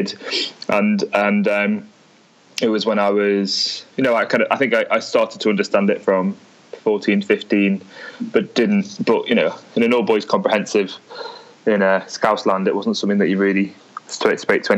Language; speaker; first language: English; native; English